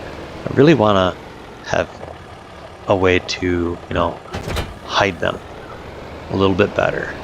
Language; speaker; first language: English; native; English